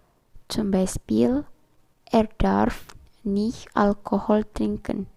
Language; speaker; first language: German; non-native, learner; Indonesian